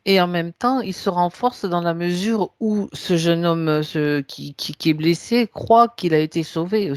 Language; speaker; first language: French; native; French